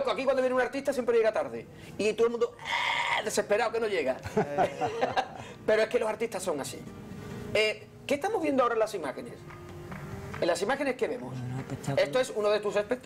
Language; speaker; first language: Spanish; native; Spanish